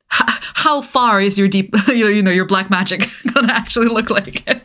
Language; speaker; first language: English; non-native, fluent; Bulgarian